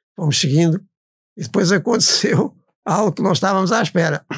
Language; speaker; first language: Portuguese; native; Portuguese